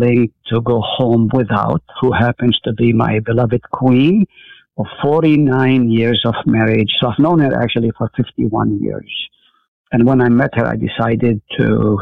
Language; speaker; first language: English; non-native, fluent; Hebrew